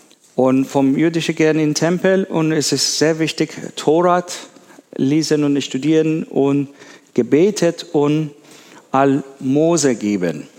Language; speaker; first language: German; non-native, learner; Persian